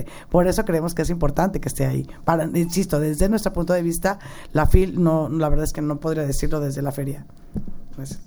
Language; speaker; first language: Spanish; native; Spanish